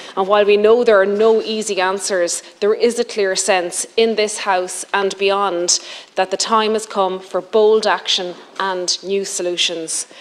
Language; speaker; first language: English; native; English